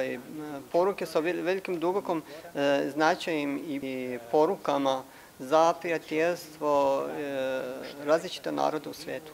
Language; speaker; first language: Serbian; non-native, fluent; Persian